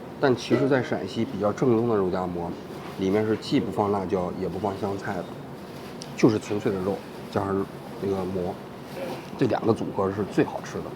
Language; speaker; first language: Chinese; native; Chinese